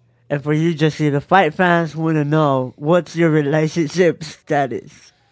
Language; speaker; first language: English; early bilingual, other home language; Spanish